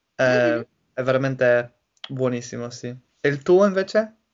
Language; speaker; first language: Italian; non-native, learner; English